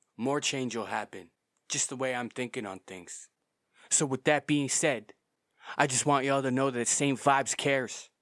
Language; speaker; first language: English; native; English